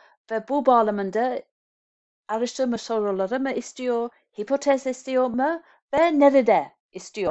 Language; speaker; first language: Turkish; non-native, fluent; English